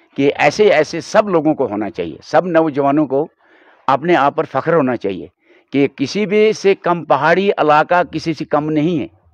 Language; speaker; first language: Hindi; non-native, local second language; Kashmiri